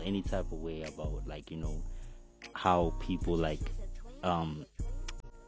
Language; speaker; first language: English; non-native, local second language; Southern Sotho